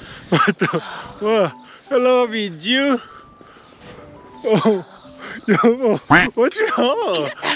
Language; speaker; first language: English; native; English